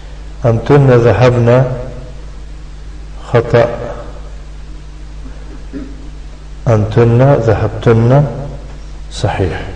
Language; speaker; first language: Arabic; non-native, fluent; Tajik